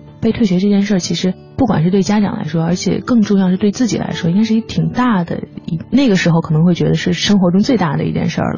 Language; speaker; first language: Chinese; native; Chinese